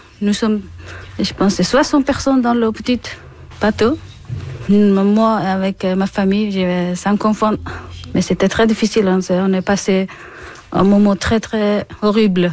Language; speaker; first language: French; non-native, learner; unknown